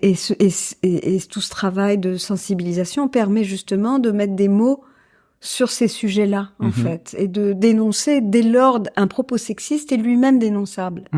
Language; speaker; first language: French; native; French